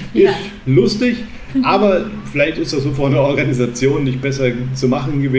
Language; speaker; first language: German; native; German